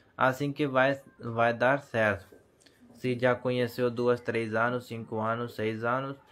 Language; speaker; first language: Portuguese; non-native, learner; Hindi